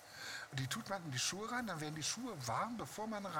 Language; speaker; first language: German; native; German